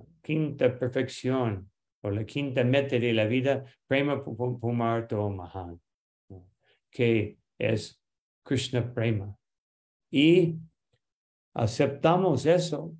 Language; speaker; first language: Spanish; non-native, fluent; English